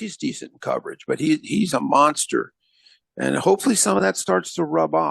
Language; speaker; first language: English; native; English